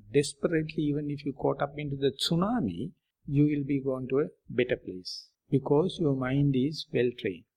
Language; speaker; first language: English; non-native, local second language; Sinhala